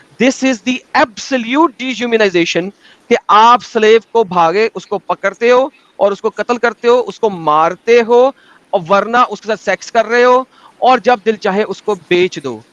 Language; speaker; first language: Urdu; native; Urdu